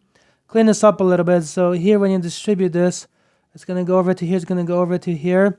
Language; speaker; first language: English; native; English